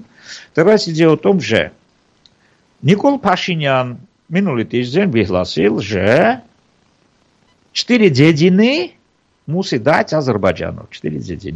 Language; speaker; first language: Slovak; non-native, fluent; Armenian